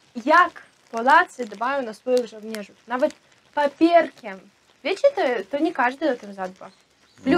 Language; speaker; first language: Polish; non-native, fluent; Russian